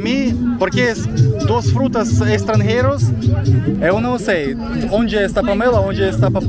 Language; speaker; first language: Portuguese; non-native, learner; Russian